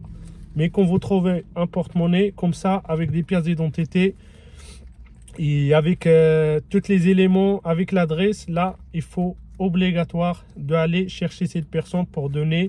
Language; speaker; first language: French; non-native, fluent; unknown